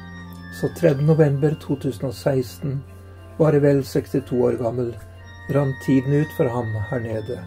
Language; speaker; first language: Norwegian; native; Norwegian